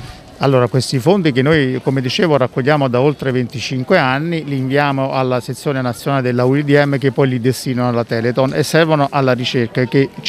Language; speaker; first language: Italian; native; Italian